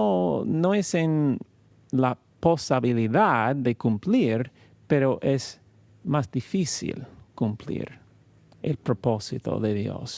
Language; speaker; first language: Spanish; non-native, learner; English